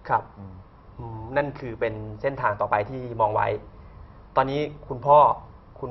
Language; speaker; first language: Thai; native; Thai